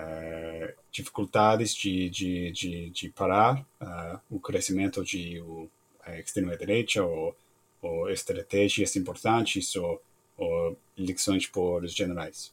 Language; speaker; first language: Portuguese; non-native, learner; English